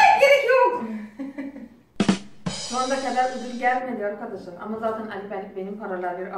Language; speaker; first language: Turkish; non-native, learner; Azerbaijani